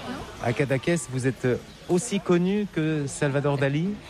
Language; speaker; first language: French; native; French